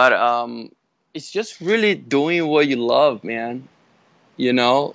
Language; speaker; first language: English; non-native, fluent; Portuguese